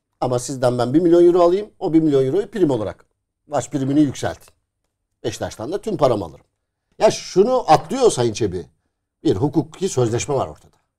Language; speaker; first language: Turkish; native; Turkish